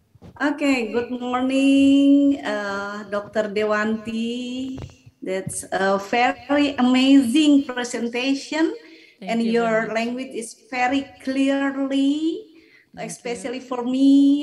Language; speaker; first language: English; non-native, learner; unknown